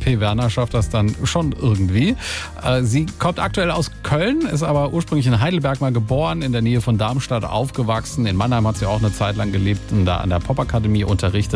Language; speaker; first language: German; native; German